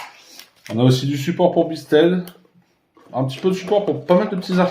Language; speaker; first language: French; native; French